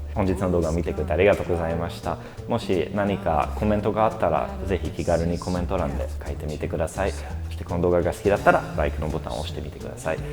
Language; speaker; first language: Japanese; non-native, fluent; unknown